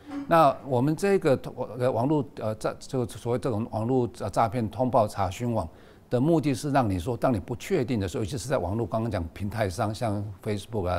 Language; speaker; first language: Chinese; native; Chinese